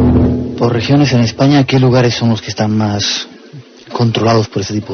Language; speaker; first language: Spanish; native; Spanish